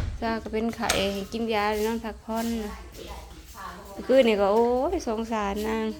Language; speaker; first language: Thai; non-native, local second language; Northeastern Thai